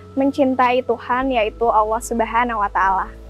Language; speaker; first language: Indonesian; early bilingual, heritage; Indonesian